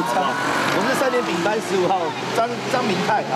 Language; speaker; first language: Chinese; native; Chinese